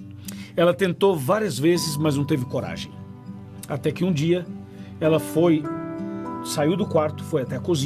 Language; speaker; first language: Portuguese; native; Portuguese